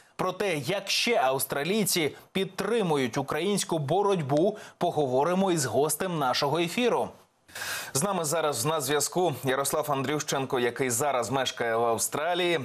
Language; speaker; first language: Ukrainian; native; Ukrainian